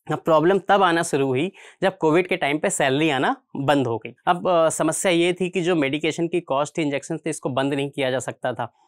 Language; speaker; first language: Hindi; native; Hindi